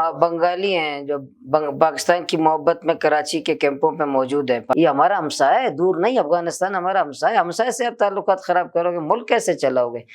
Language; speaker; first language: Urdu; non-native, local second language; Baluchi